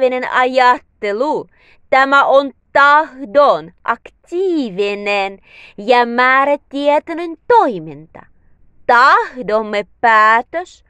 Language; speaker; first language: Finnish; non-native, learner; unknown